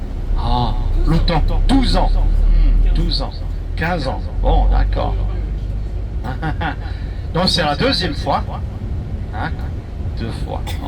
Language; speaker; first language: French; non-native, fluent; Chinese